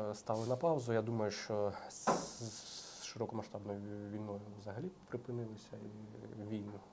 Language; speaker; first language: Ukrainian; non-native, local second language; Russian